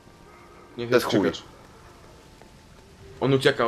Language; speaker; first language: Polish; native; Polish